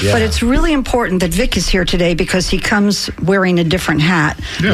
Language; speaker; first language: English; native; English